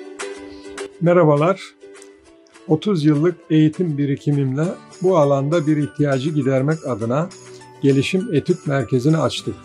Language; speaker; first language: Turkish; native; Turkish